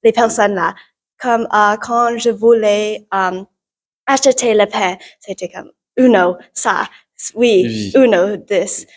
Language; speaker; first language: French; non-native, learner; English